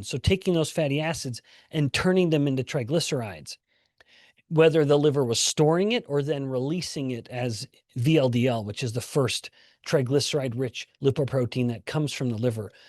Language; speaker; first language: English; native; English